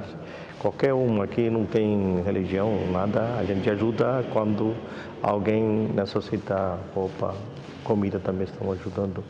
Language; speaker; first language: Portuguese; non-native, fluent; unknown